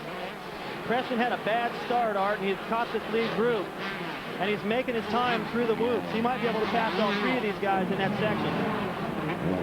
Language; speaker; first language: English; native; English